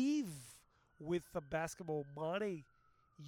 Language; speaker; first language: English; non-native, fluent; Portuguese